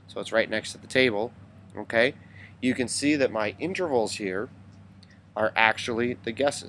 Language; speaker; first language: English; native; English